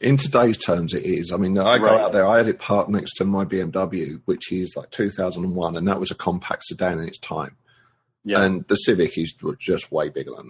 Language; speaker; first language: English; native; English